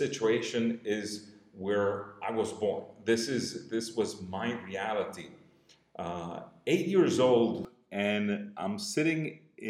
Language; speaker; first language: English; non-native, fluent; Spanish